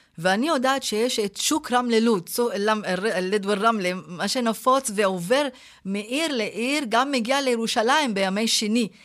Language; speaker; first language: Hebrew; non-native, local second language; Arabic